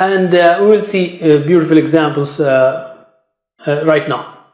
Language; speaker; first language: English; non-native, fluent; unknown